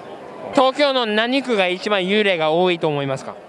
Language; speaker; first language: Japanese; early bilingual, heritage; English